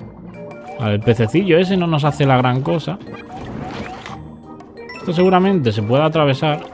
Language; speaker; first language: Spanish; native; Spanish